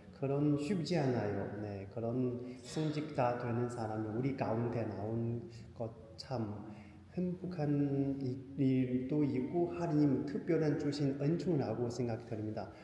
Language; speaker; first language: Korean; non-native, fluent; Chinese